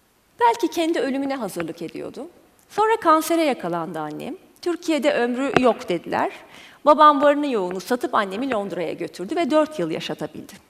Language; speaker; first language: Turkish; native; Turkish